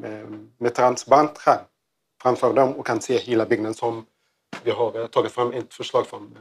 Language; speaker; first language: Swedish; non-native, learner; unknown